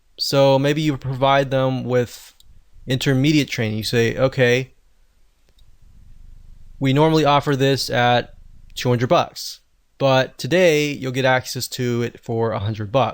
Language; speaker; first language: English; native; English